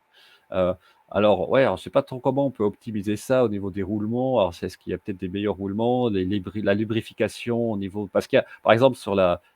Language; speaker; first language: French; native; French